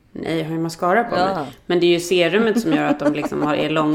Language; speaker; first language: Swedish; native; Swedish